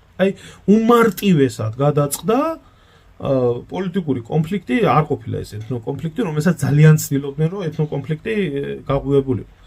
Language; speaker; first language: Georgian; native; Georgian